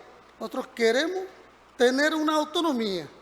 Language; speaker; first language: Portuguese; non-native, learner; Spanish